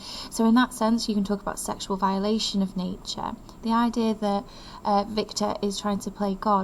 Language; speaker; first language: English; native; English